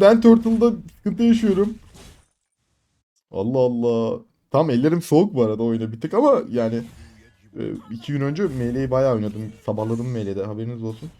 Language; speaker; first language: Turkish; native; Turkish